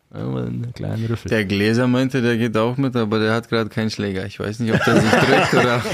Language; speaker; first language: German; non-native, fluent; Czech